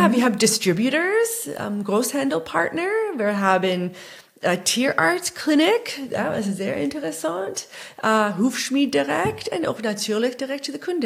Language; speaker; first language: German; non-native, fluent; English